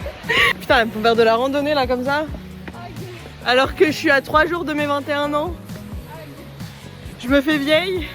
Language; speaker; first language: French; native; French